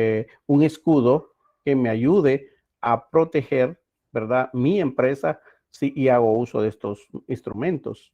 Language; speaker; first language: Spanish; native; Spanish